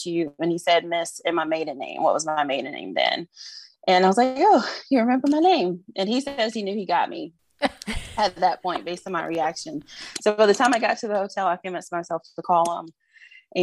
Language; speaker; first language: English; native; English